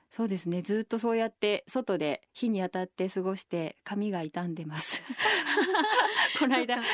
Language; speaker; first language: Japanese; native; Japanese